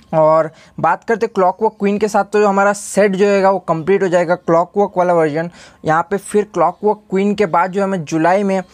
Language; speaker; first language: Hindi; native; Hindi